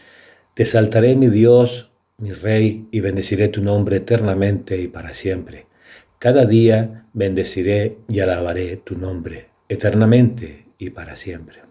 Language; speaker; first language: Spanish; native; Spanish